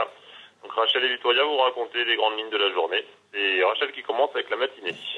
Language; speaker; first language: French; native; French